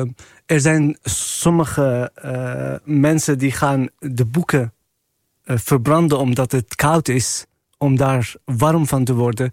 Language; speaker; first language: Dutch; non-native, fluent; Arabic